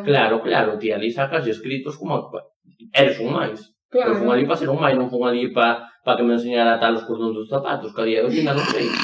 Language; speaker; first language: Galician; non-native, local second language; Spanish